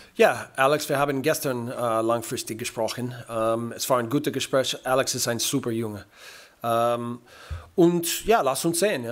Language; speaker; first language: German; non-native, fluent; English